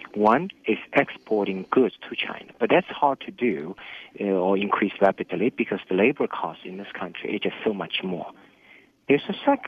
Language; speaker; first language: English; non-native, fluent; Chinese